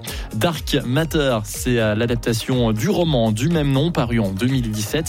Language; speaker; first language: French; native; French